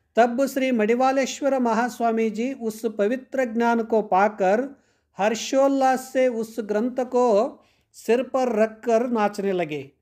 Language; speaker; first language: Hindi; non-native, local second language; Kannada